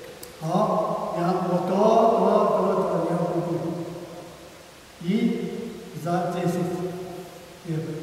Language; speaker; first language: Russian; non-native, learner; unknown